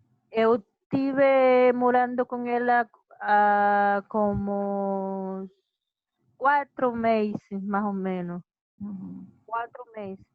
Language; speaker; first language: Portuguese; non-native, learner; Spanish